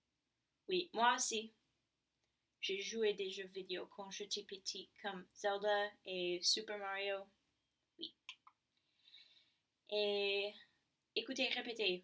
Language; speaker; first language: French; non-native, learner; English